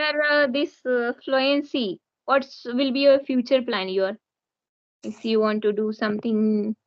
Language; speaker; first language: English; non-native, learner; Hindi